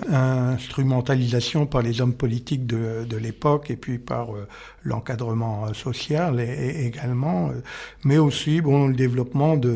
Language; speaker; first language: French; native; French